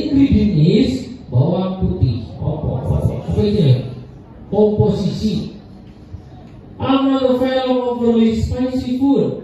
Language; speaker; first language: English; non-native, learner; Indonesian